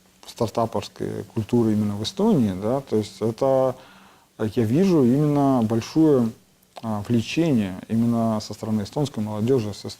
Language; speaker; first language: Russian; native; Russian